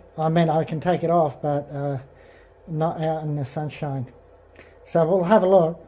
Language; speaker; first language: English; native; English